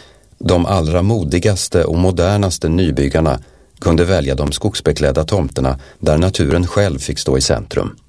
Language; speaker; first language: Swedish; native; Swedish